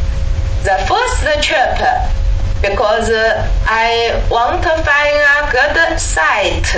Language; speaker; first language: English; non-native, learner; Chinese